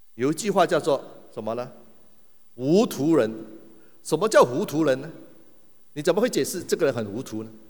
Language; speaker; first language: Chinese; native; Chinese